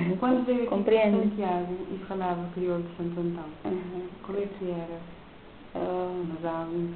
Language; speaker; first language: Portuguese; non-native, local second language; Kabuverdianu